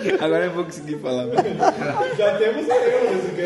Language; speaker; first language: Portuguese; native; Portuguese